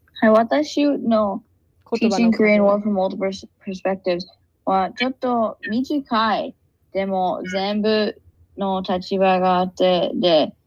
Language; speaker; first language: Japanese; non-native, learner; English